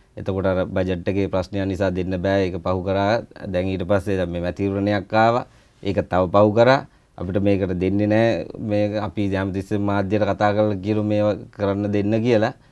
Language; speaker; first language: Sinhala; native; Sinhala